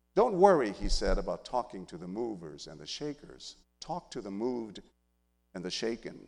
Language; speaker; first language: English; early bilingual, other home language; Spanish